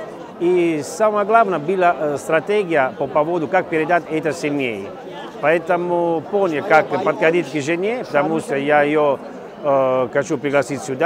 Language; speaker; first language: Russian; non-native, fluent; Italian